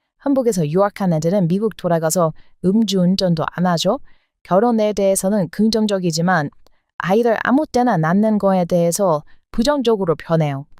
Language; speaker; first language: Korean; non-native, fluent; English